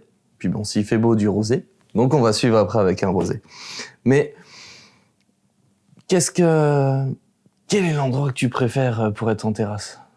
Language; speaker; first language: French; native; French